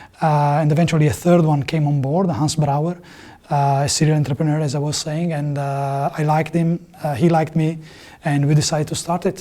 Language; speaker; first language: English; non-native, fluent; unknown